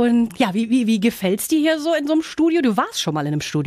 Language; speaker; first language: German; native; German